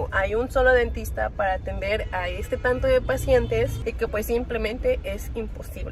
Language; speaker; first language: Spanish; native; Spanish